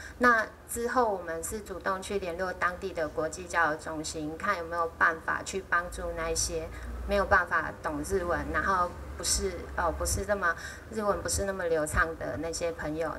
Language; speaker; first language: Chinese; native; Chinese